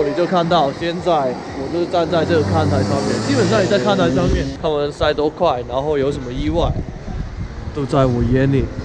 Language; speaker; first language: Chinese; non-native, local second language; Cantonese